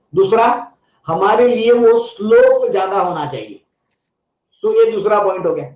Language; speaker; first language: Hindi; non-native, local second language; Marathi